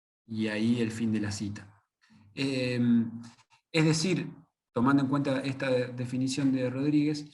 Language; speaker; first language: Spanish; native; Spanish